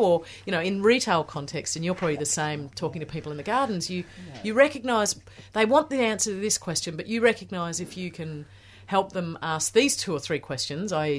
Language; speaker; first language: English; native; English